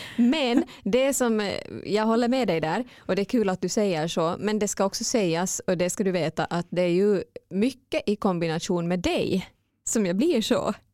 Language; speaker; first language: Swedish; native; Swedish